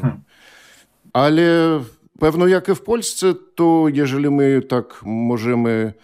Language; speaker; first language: Polish; non-native, fluent; Belarusian